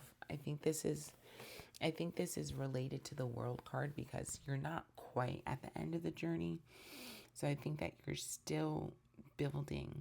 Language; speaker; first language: English; native; English